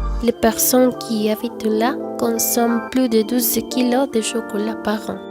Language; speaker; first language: French; non-native, learner; Spanish